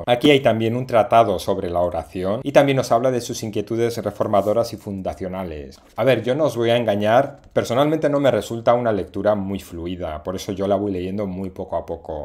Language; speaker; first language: Spanish; native; Spanish